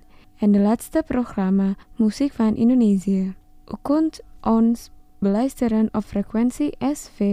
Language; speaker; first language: Dutch; non-native, learner; Indonesian